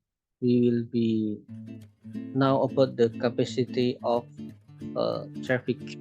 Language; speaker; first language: English; non-native, learner; Indonesian